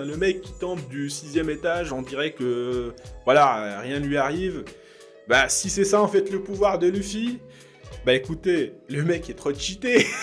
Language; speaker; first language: French; native; French